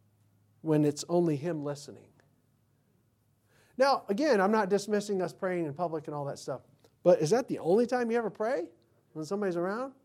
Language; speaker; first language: English; native; English